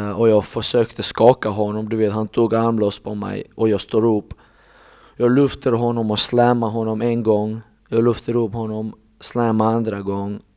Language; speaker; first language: Swedish; non-native, fluent; Russian